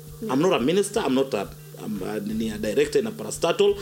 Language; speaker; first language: English; non-native, local second language; Luo (Kenya and Tanzania)